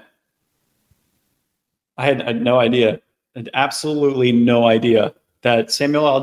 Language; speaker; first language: English; native; English